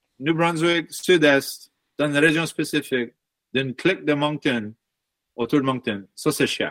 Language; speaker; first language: French; native; French